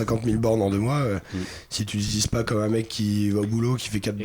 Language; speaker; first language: French; native; French